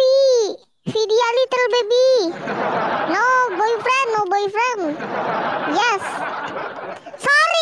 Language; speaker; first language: English; non-native, learner; Indonesian